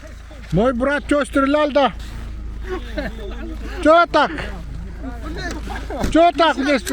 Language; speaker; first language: Russian; non-native, local second language; Yakut